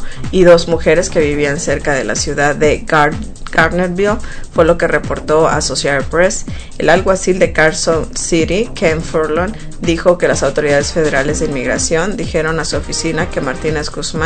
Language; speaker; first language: Spanish; native; Spanish